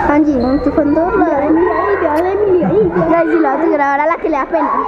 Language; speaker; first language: Spanish; native; Spanish